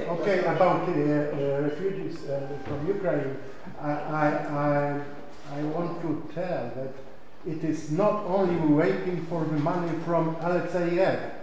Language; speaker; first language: English; non-native, learner; Polish